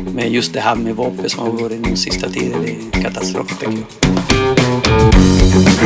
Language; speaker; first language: Swedish; non-native, fluent; Spanish